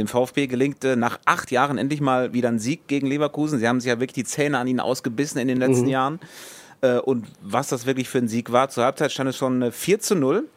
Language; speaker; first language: German; native; German